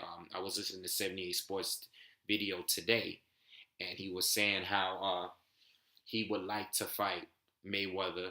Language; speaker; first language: English; native; English